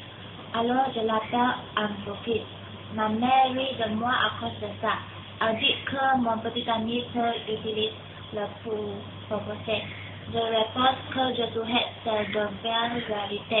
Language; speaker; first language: French; non-native, learner; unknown